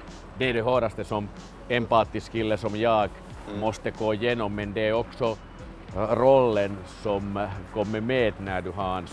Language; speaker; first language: Swedish; non-native, fluent; Finnish